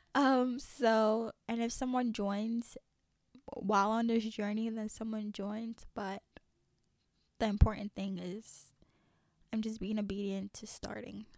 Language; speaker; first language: English; early bilingual, other home language; French